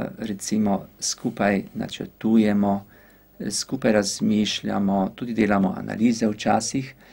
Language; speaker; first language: Slovenian; native; Slovenian